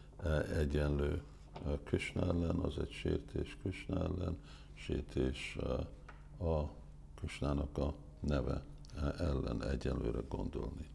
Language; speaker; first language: Hungarian; early bilingual, heritage; Hungarian